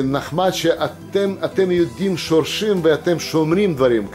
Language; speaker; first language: Hebrew; non-native, learner; Russian